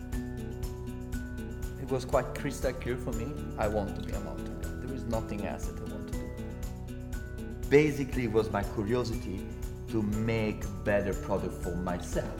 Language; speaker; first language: English; non-native, fluent; Italian